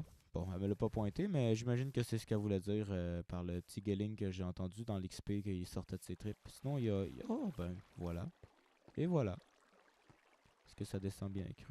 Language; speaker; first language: French; native; French